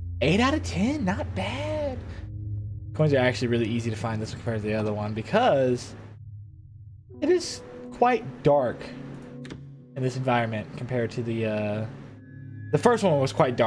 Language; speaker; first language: English; native; English